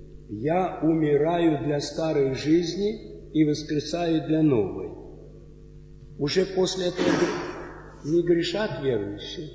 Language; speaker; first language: Russian; native; Russian